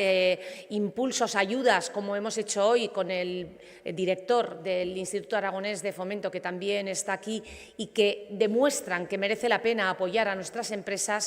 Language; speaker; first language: Spanish; native; Spanish